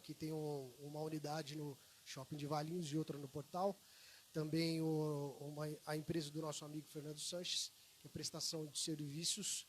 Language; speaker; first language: Portuguese; native; Portuguese